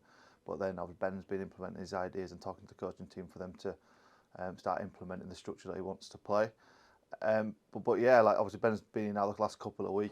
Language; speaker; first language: English; native; English